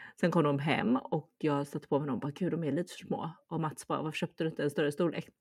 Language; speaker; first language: Swedish; early bilingual, other home language; Chinese